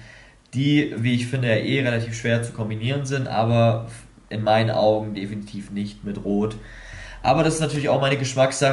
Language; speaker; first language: German; native; German